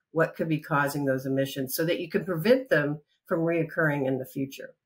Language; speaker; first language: English; native; English